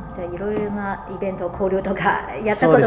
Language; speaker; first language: Japanese; non-native, fluent; Chinese